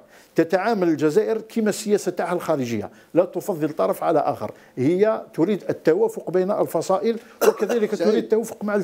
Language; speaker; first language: Arabic; native; Arabic